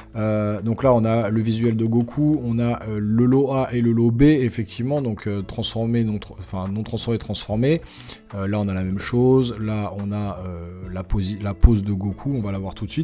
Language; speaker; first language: French; native; French